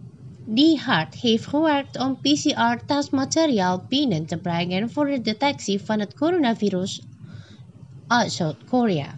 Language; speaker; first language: Dutch; non-native, fluent; Indonesian